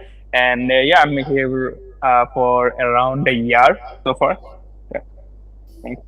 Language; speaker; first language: English; non-native, fluent; Bangla